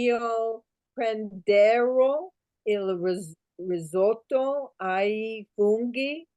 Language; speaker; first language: Italian; non-native, learner; English